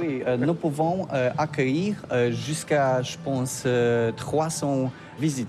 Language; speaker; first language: French; non-native, learner; Polish